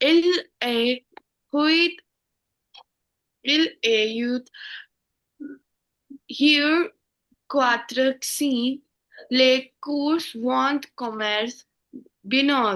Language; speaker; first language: French; non-native, learner; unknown